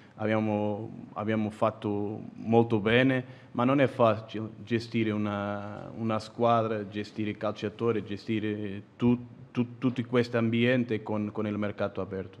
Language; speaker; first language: Italian; non-native, fluent; Portuguese